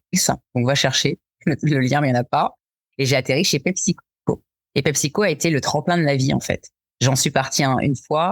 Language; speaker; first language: French; native; French